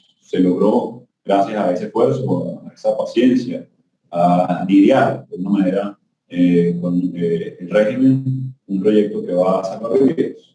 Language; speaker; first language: Spanish; native; Spanish